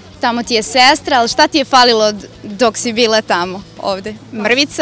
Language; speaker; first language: Serbian; native; Serbian